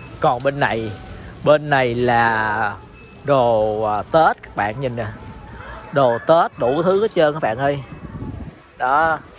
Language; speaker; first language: Vietnamese; native; Vietnamese